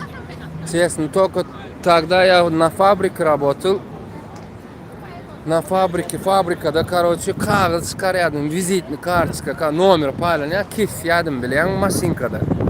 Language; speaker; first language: Russian; non-native, fluent; Turkmen